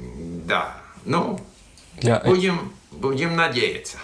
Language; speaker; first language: Russian; non-native, fluent; English